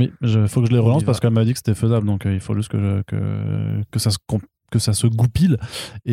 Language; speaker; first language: French; native; French